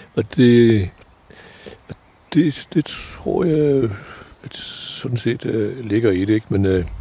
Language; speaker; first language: Danish; native; Danish